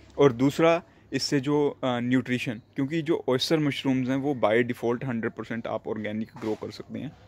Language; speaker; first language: Hindi; non-native, local second language; Punjabi